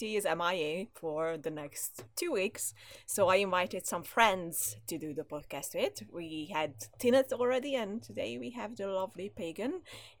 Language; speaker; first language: English; non-native, fluent; Hungarian